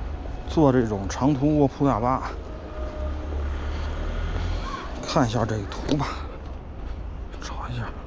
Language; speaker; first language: Chinese; native; Chinese